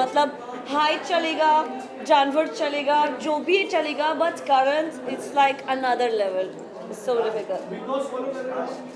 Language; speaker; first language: Hindi; non-native, learner; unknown